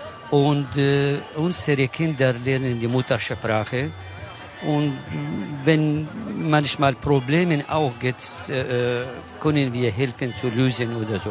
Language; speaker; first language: German; non-native, local second language; Kurdish